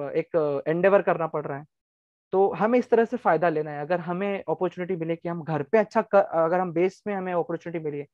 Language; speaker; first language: Hindi; non-native, local second language; Gujarati